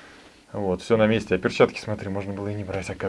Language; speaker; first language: Russian; native; Russian